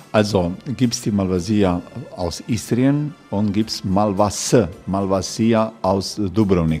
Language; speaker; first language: German; non-native, learner; Croatian